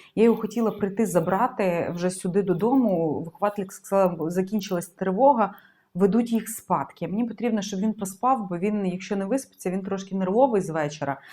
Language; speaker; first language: Ukrainian; non-native, local second language; Russian